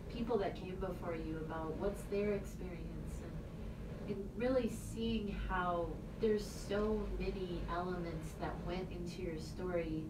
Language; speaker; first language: English; native; English